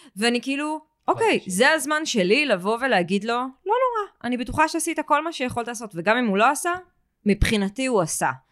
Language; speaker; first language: Hebrew; native; Hebrew